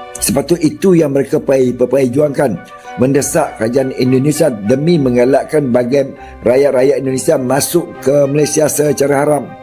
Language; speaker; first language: Malay; native; Malay